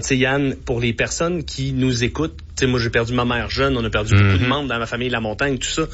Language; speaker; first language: French; native; French